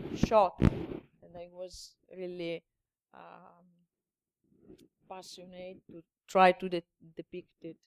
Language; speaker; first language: English; non-native, learner; Italian